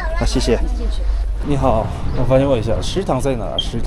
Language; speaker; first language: Chinese; non-native, learner; Korean